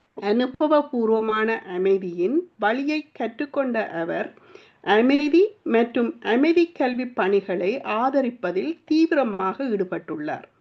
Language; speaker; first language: Tamil; native; Tamil